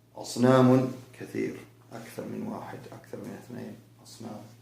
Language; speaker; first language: Arabic; non-native, fluent; English